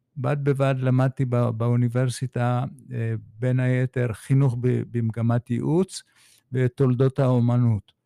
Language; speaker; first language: Hebrew; native; Hebrew